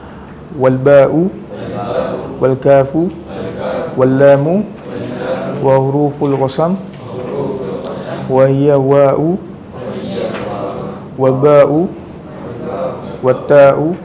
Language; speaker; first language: Arabic; non-native, learner; Malay